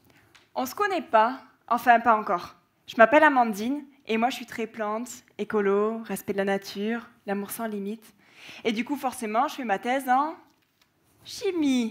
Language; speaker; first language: French; native; French